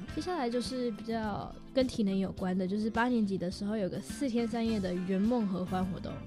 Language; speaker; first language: Chinese; non-native, local second language; English